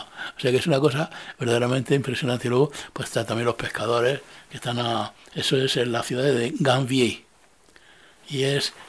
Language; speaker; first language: Spanish; native; Spanish